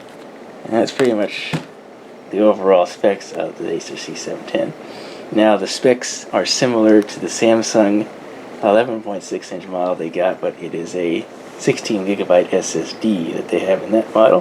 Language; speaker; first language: English; native; English